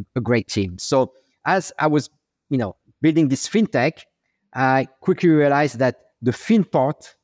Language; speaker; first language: English; non-native, fluent; French